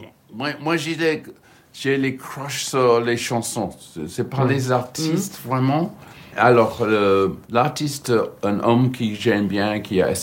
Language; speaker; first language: French; non-native, learner; English